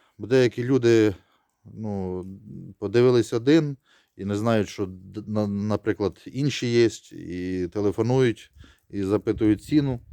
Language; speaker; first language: Ukrainian; native; Ukrainian